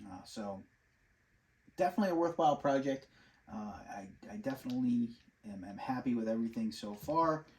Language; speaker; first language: English; native; English